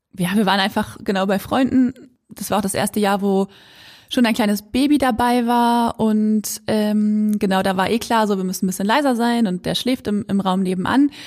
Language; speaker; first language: German; native; German